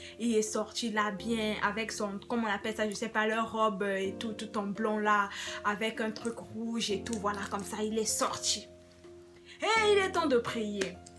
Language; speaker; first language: French; non-native, local second language; Lingala